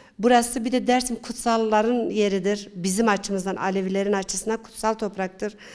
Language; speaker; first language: Turkish; non-native, local second language; Zaza